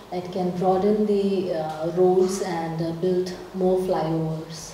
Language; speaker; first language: English; non-native, local second language; Malayalam